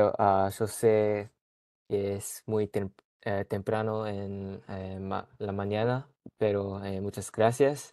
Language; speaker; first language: Spanish; early bilingual, heritage; Japanese